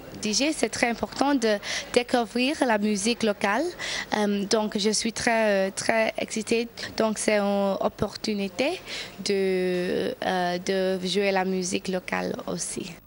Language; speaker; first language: French; non-native, learner; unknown